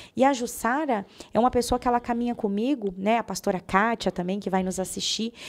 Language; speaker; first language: Portuguese; native; Portuguese